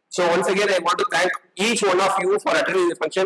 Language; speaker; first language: English; non-native, local second language; Tamil